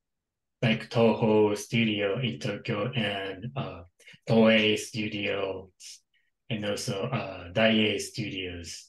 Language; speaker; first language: English; non-native, local second language; Japanese